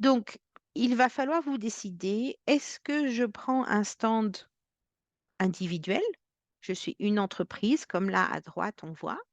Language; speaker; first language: French; native; French